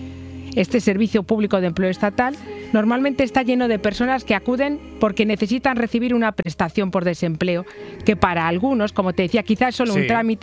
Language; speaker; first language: Spanish; native; Spanish